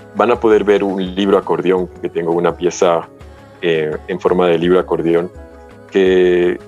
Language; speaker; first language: Spanish; early bilingual, heritage; Spanish